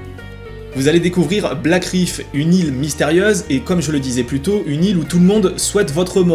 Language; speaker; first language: French; native; French